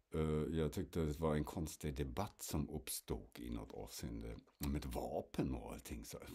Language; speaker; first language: Swedish; non-native, fluent; German